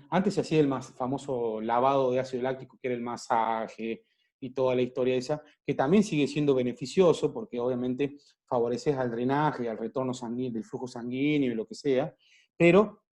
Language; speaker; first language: Spanish; native; Spanish